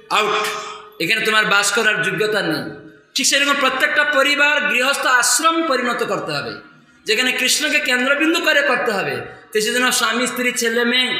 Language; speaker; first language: Bangla; non-native, fluent; Odia